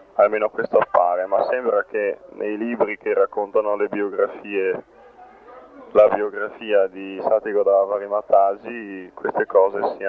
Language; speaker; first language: Italian; native; Italian